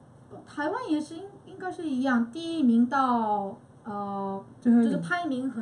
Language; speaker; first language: Chinese; non-native, fluent; Korean